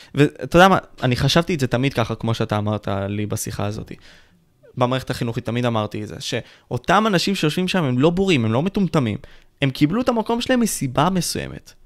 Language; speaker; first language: Hebrew; non-native, fluent; Spanish